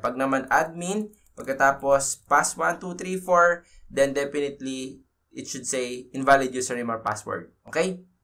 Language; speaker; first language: English; non-native, local second language; Filipino